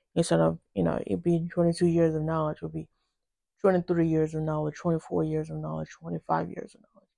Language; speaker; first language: English; non-native, local second language; Yoruba